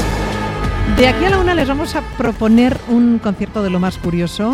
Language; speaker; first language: Spanish; native; Spanish